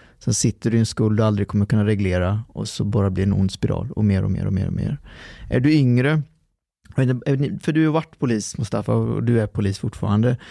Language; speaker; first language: Swedish; early bilingual, other home language; Arabic